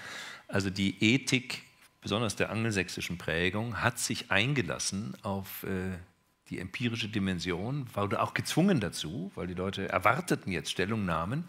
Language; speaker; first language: German; native; German